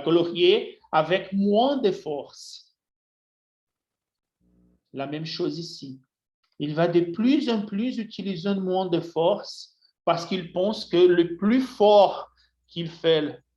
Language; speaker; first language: French; non-native, fluent; Portuguese